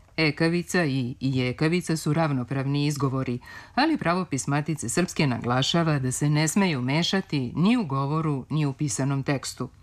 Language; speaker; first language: Serbian; native; Serbian